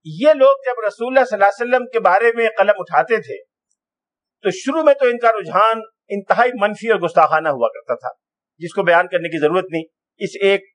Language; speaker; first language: Urdu; native; Urdu